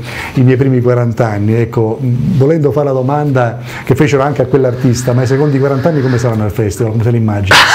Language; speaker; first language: Italian; native; Italian